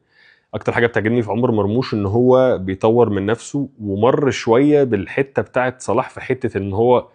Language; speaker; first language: Arabic; native; Arabic